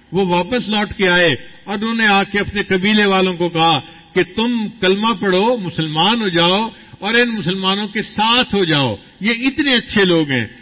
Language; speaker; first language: Urdu; non-native, local second language; Punjabi